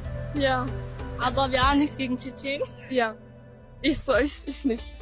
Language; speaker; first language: German; early bilingual, other home language; Albanian